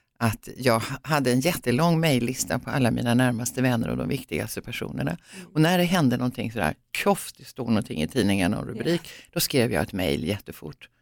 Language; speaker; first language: Swedish; native; Swedish